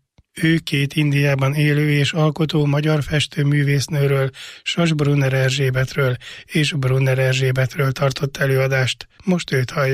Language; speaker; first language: Hungarian; native; Hungarian